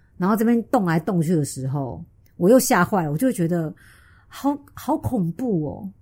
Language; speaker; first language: Chinese; native; Chinese